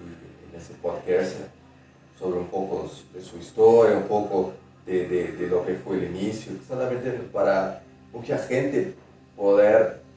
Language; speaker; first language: Spanish; non-native, fluent; Portuguese